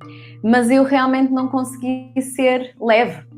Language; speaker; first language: Portuguese; native; Portuguese